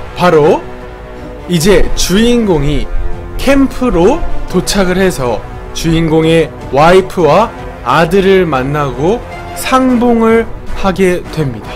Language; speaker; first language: Korean; native; Korean